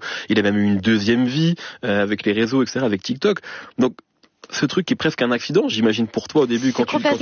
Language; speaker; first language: French; native; French